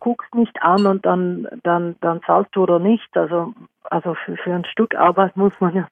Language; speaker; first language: German; non-native, fluent; Norwegian